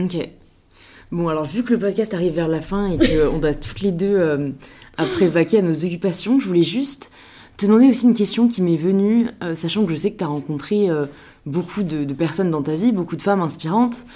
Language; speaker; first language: French; native; French